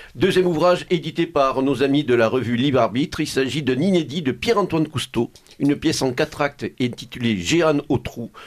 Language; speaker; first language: French; native; French